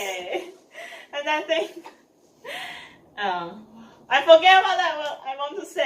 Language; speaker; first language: English; non-native, learner; Chinese